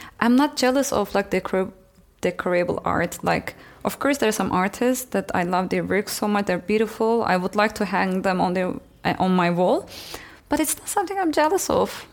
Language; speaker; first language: English; non-native, fluent; Turkish